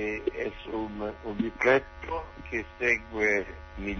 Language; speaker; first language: Spanish; non-native, learner; German